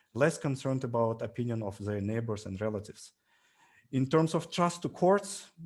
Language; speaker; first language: English; non-native, fluent; Russian